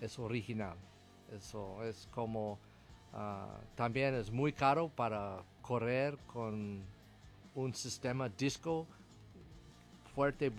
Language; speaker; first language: Spanish; non-native, learner; English